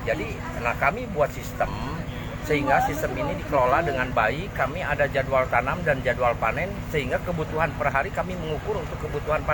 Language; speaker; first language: Indonesian; native; Indonesian